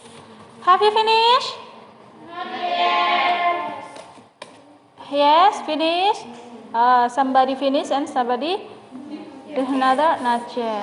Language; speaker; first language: English; non-native, learner; Indonesian